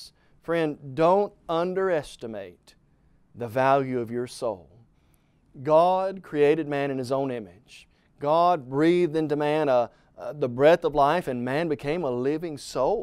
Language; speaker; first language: English; native; English